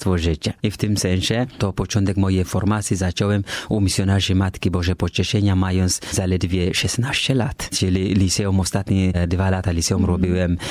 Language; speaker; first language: Polish; non-native, fluent; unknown